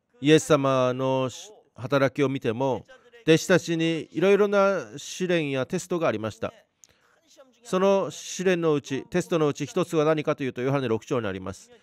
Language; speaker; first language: Japanese; non-native, fluent; Korean